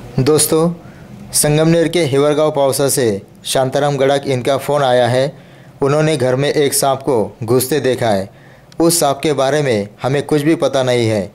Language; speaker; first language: Hindi; non-native, local second language; Marathi